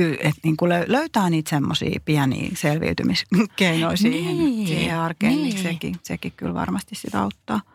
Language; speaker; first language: Finnish; native; Finnish